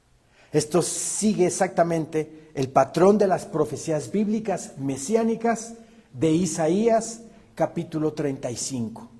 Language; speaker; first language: Spanish; native; Spanish